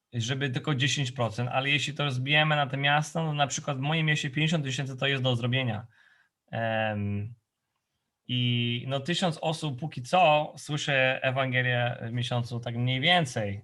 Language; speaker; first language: Polish; non-native, fluent; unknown